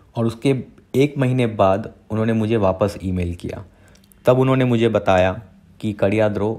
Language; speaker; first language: Hindi; non-native, local second language; Gujarati